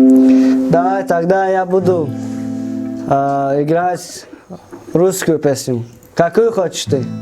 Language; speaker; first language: Russian; non-native, local second language; Tajik